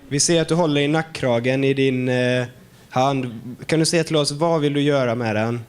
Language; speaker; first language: Swedish; native; Swedish